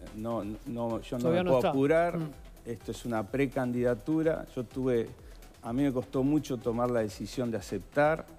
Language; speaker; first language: Spanish; native; Spanish